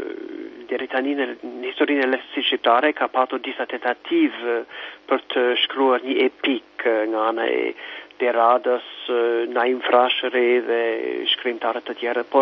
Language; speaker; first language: Albanian; non-native, fluent; English